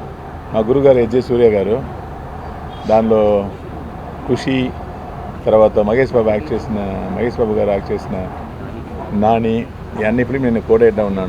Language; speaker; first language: Telugu; non-native, learner; Tamil